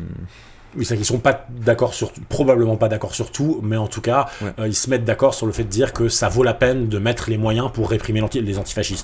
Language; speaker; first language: French; native; French